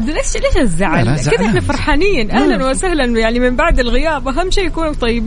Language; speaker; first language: Arabic; native; Arabic